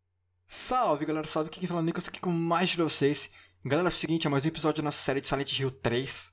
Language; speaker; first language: Portuguese; native; Portuguese